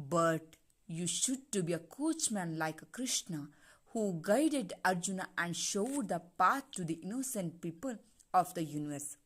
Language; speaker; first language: English; non-native, local second language; Kannada